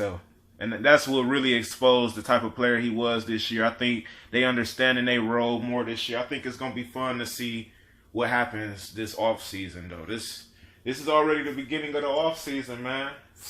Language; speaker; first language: English; native; English